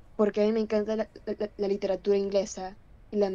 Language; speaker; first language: Spanish; native; Spanish